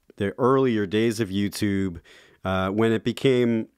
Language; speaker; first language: English; native; English